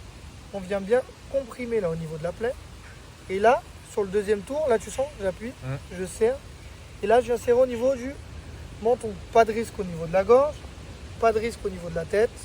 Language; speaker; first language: French; native; French